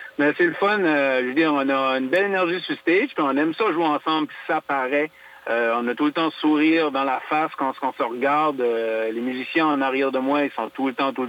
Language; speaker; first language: French; native; French